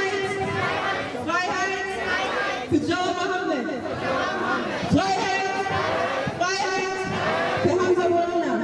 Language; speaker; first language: German; non-native, learner; Oromo